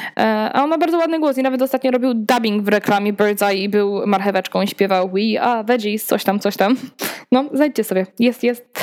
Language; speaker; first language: Polish; early bilingual, heritage; Polish